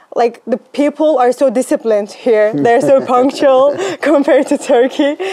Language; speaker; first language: English; non-native, fluent; Turkish